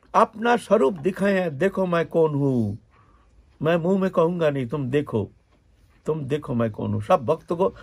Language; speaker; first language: Hindi; non-native, local second language; Bangla